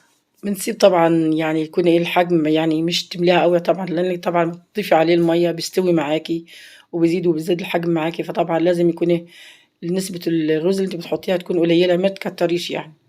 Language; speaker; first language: Arabic; native; Arabic